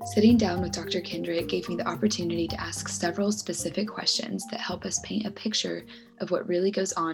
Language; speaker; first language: English; native; English